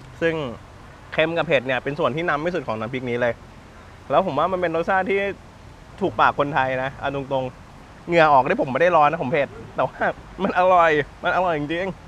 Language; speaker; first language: Thai; native; Thai